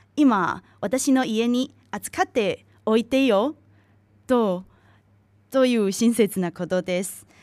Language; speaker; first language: Japanese; non-native, fluent; Chinese